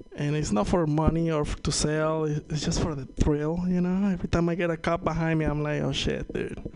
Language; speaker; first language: English; non-native, fluent; Spanish